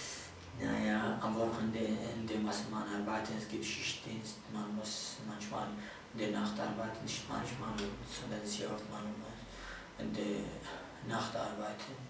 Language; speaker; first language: German; non-native, fluent; Kurdish